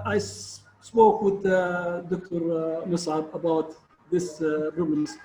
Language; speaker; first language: English; non-native, learner; Arabic